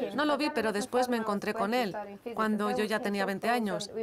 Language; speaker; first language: Spanish; non-native, fluent; Swedish